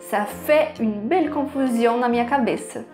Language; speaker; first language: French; non-native, fluent; Portuguese